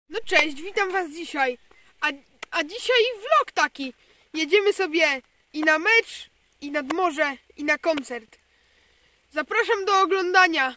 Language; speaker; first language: Polish; native; Polish